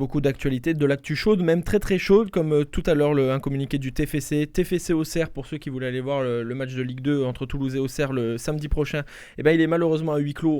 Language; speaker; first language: French; native; French